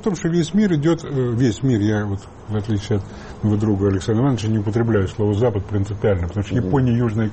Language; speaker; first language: Russian; native; Russian